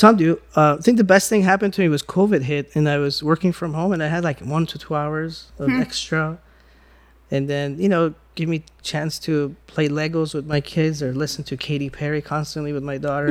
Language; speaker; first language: English; early bilingual, other home language; Persian